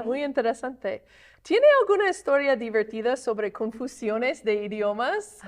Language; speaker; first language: Spanish; non-native, fluent; English